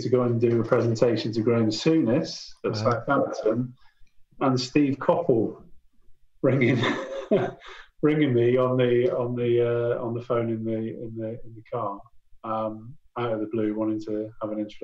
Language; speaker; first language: English; native; English